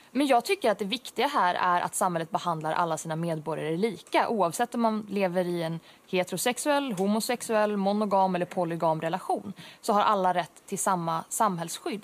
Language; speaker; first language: Swedish; native; Swedish